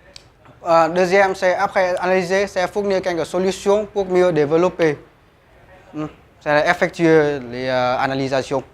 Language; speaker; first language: French; non-native, learner; Vietnamese